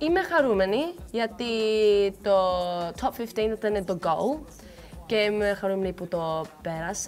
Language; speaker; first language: Greek; early bilingual, heritage; Greek